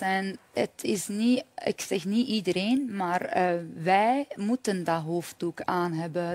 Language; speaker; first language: Dutch; non-native, fluent; Persian